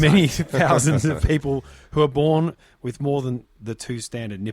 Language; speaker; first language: English; native; English